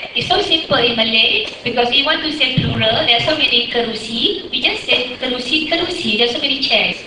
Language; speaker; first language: English; non-native, local second language; Malay